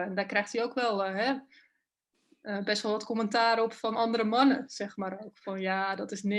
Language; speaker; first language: Dutch; native; Dutch